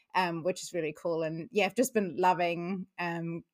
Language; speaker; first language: English; non-native, fluent; German